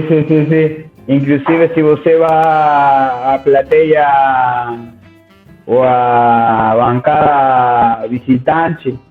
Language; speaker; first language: Portuguese; non-native, learner; Spanish